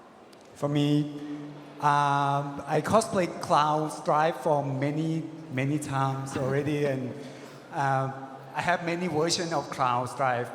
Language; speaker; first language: English; non-native, learner; Thai